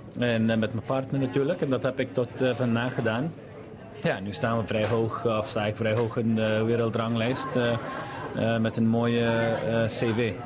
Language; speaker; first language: Dutch; non-native, local second language; Papiamento